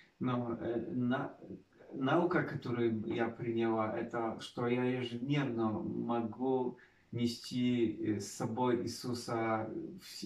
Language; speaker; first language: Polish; non-native, learner; Russian